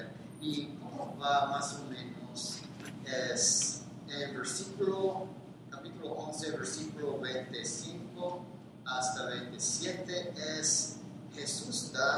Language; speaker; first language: Spanish; non-native, fluent; English